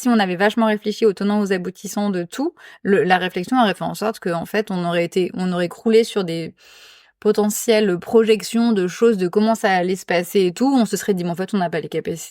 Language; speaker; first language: French; native; French